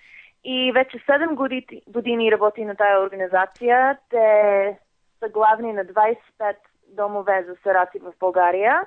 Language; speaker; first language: Bulgarian; non-native, fluent; English